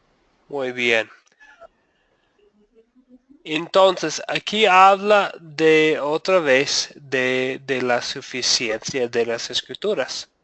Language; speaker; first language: Spanish; non-native, fluent; English